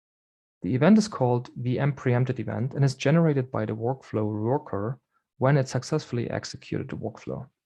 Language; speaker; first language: English; non-native, fluent; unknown